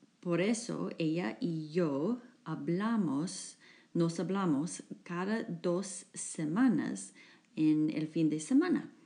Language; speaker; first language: Spanish; non-native, fluent; English